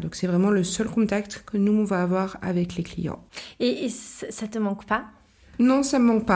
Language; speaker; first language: French; native; French